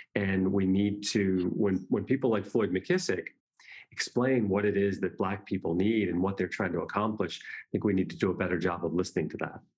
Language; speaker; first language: English; native; English